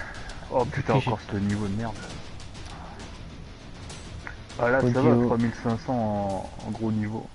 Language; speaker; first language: French; native; French